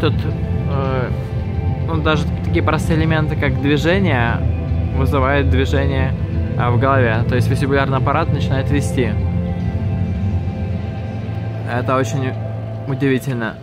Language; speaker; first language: Russian; native; Russian